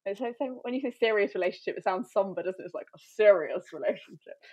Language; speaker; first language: English; native; English